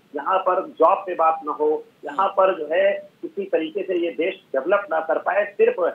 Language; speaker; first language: Hindi; native; Hindi